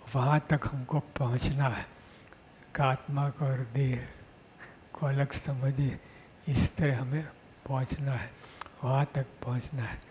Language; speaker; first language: Hindi; non-native, local second language; Gujarati